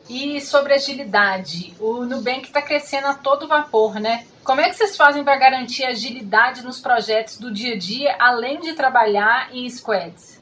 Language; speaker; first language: Portuguese; native; Portuguese